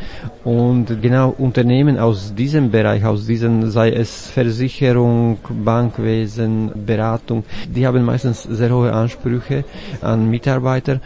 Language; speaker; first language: German; non-native, fluent; Slovak